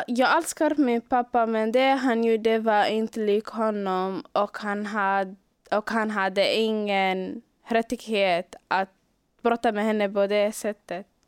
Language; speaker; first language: Swedish; non-native, local second language; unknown